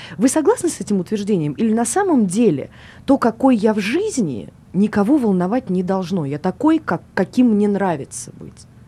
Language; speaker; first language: Russian; native; Russian